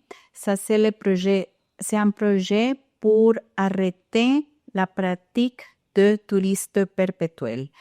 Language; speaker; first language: French; non-native, fluent; Spanish